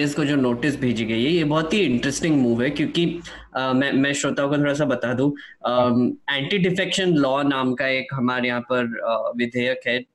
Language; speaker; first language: Hindi; non-native, local second language; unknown